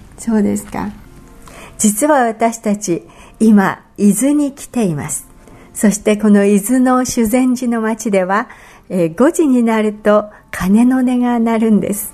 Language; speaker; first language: Japanese; native; Japanese